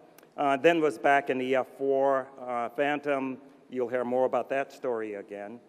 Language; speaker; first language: English; native; English